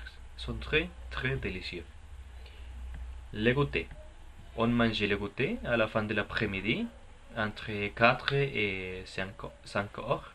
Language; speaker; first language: French; non-native, learner; Spanish